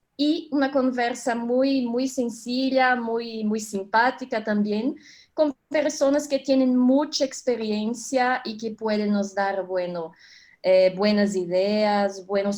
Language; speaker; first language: Spanish; non-native, fluent; Portuguese